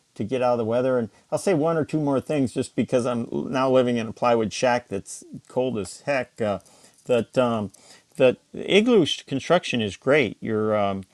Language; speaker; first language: English; native; English